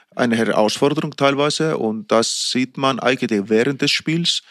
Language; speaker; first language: German; non-native, fluent; Icelandic